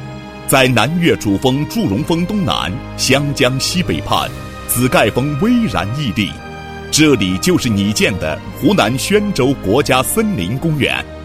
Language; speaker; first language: Chinese; native; Chinese